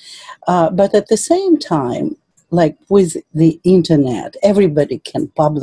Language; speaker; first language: English; non-native, fluent; Russian